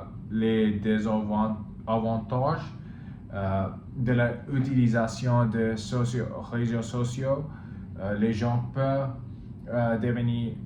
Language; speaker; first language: French; non-native, learner; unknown